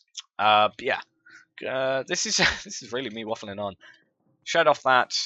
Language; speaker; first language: English; native; English